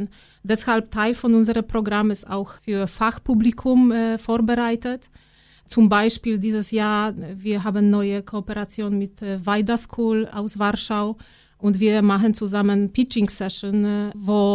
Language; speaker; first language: German; non-native, fluent; Polish